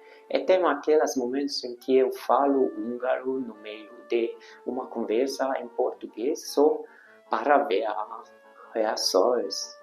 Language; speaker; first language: Portuguese; non-native, fluent; Hungarian